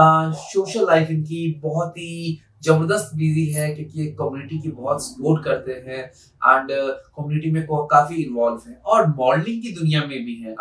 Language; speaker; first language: Hindi; native; Hindi